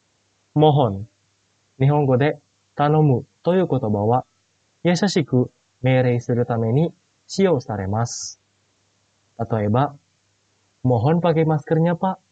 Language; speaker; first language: Japanese; non-native, fluent; Indonesian